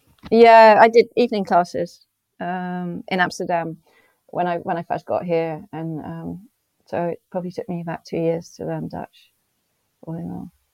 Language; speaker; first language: English; native; English